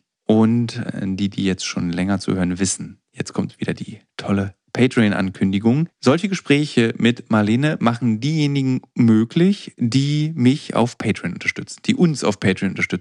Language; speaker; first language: German; native; German